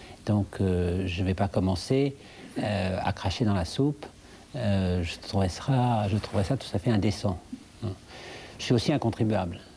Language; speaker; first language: French; native; French